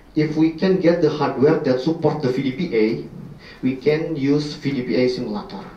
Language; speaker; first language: English; non-native, learner; Indonesian